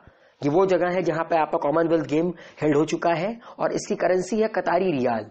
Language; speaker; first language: Hindi; native; Hindi